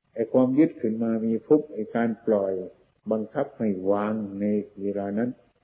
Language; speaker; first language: Thai; non-native, local second language; Northeastern Thai